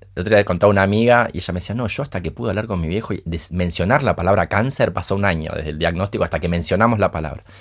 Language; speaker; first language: Spanish; early bilingual, other home language; Portuguese